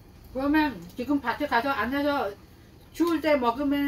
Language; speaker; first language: Korean; non-native, learner; Vietnamese